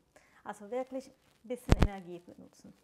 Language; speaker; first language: German; non-native, fluent; Italian